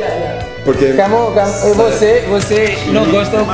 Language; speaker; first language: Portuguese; non-native, learner; Indonesian